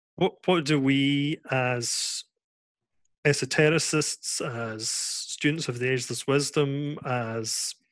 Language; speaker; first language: English; native; English